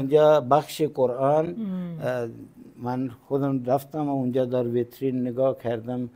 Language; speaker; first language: Persian; non-native, fluent; Punjabi